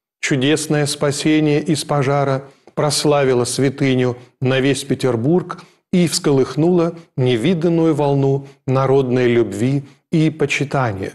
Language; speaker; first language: Russian; native; Russian